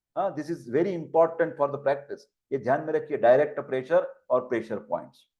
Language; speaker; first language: Hindi; non-native, local second language; Marathi